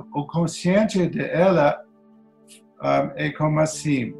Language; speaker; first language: Portuguese; non-native, learner; English